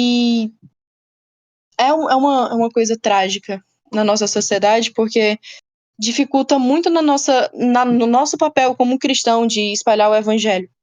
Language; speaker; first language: Portuguese; native; Portuguese